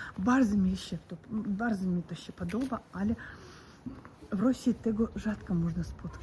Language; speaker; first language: Polish; non-native, learner; Russian